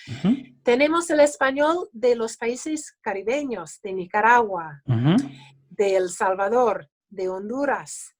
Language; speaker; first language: Spanish; early bilingual, other home language; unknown